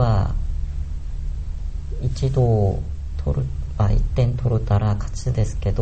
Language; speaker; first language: Japanese; non-native, learner; Korean